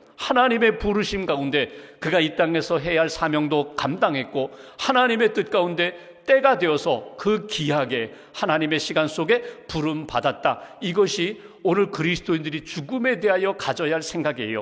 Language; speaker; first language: Korean; native; Korean